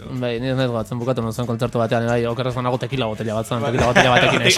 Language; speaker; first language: Basque; native; Basque